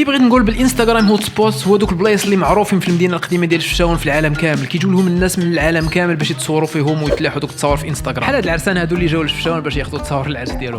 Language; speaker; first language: Arabic; native; Arabic